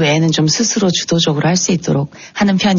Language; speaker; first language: Korean; native; Korean